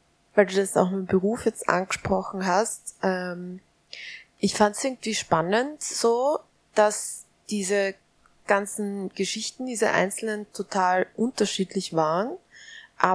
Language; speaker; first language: German; native; German